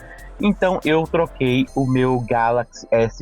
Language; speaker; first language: Portuguese; native; Portuguese